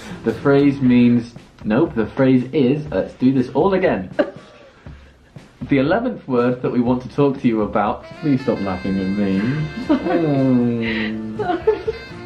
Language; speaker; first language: English; native; English